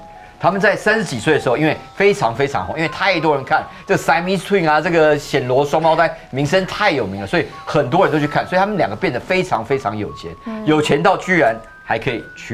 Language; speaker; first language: Chinese; native; Chinese